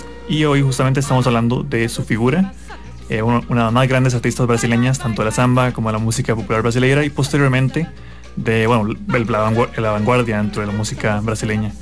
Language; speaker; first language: Spanish; native; Spanish